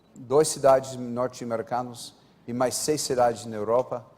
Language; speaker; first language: Portuguese; non-native, fluent; English